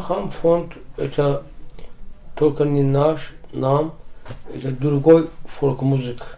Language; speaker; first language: Russian; non-native, learner; Azerbaijani